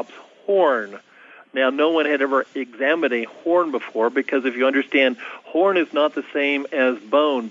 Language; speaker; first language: English; native; English